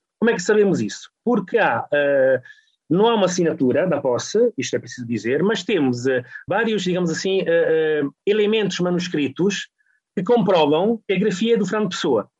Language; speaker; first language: Portuguese; non-native, fluent; Italian